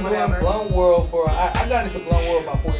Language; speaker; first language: English; native; English